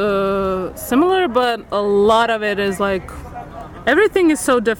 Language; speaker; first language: English; non-native, fluent; Croatian